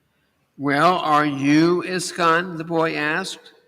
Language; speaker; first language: English; native; English